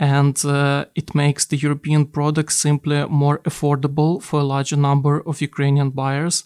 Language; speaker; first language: English; non-native, fluent; Ukrainian